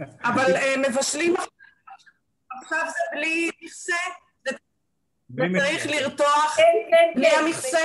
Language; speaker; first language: Hebrew; non-native, fluent; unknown